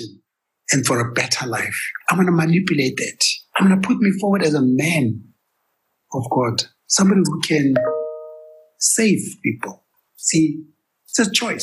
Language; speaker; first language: English; non-native, local second language; Tswana